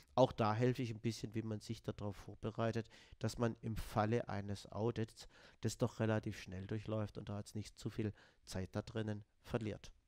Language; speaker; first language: German; native; German